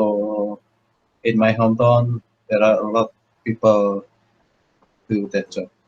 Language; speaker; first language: English; non-native, learner; Indonesian